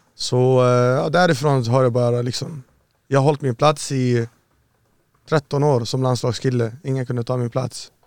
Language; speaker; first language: Swedish; early bilingual, other home language; Arabic